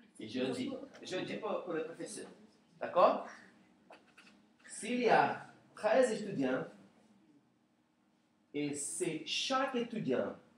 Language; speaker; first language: French; non-native, learner; Portuguese